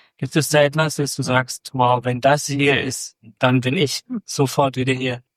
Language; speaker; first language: German; native; German